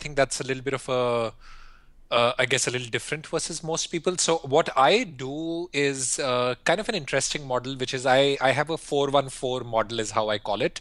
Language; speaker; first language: English; non-native, local second language; Hindi